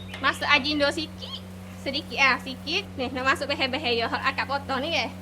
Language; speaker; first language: Malay; native; Malay